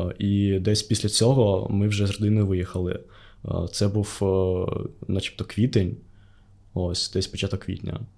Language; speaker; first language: Ukrainian; non-native, local second language; Russian